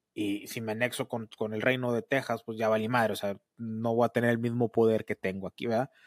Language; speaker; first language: Spanish; early bilingual, heritage; Spanish